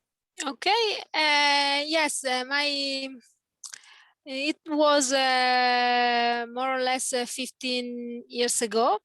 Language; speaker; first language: English; non-native, learner; Italian